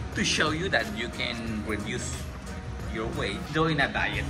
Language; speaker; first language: English; non-native, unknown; Spanish